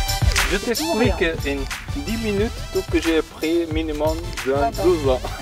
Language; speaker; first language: French; non-native, learner; Portuguese